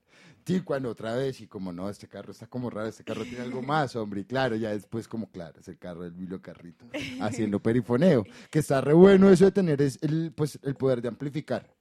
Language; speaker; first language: Spanish; native; Spanish